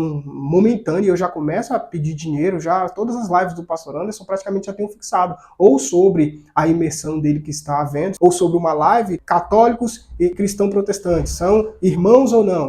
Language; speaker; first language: Portuguese; native; Portuguese